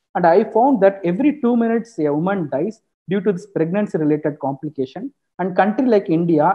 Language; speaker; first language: English; non-native, local second language; Tamil